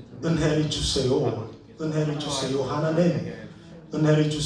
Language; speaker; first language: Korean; non-native, learner; English